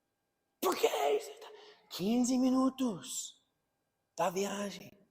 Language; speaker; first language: Portuguese; non-native, fluent; English